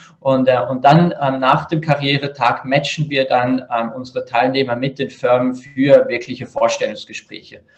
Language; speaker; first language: German; native; German